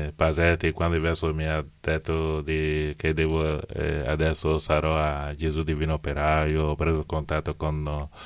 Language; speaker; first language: Italian; non-native, fluent; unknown